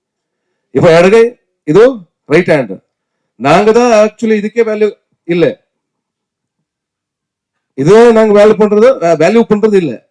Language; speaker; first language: Tamil; non-native, learner; Kannada